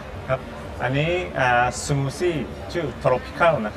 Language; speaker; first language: Thai; non-native, learner; Japanese